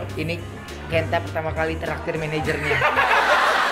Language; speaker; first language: Indonesian; native; Indonesian